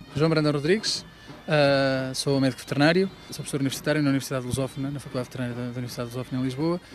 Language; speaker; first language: Portuguese; native; Portuguese